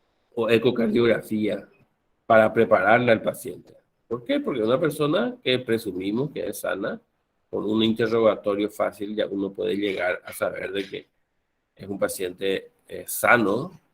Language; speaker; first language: Spanish; native; Spanish